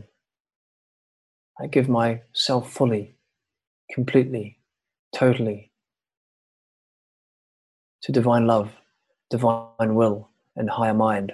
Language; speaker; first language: English; native; English